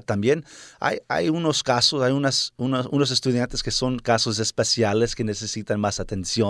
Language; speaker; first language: Spanish; early bilingual, heritage; Spanish